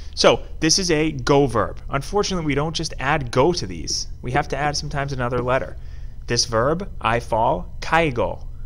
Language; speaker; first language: English; native; English